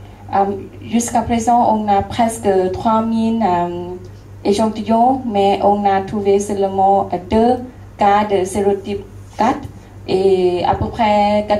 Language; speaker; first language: French; non-native, learner; Lao